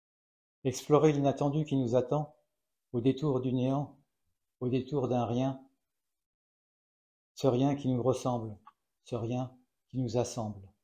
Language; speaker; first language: French; native; French